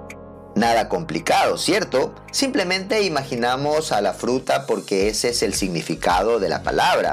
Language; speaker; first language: Spanish; native; Spanish